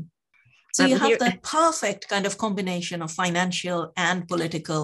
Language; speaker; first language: English; non-native, local second language; Bangla